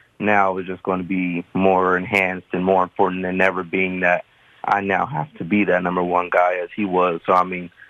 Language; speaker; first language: English; native; English